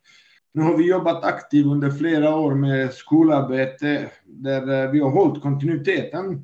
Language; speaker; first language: Swedish; non-native, fluent; Serbian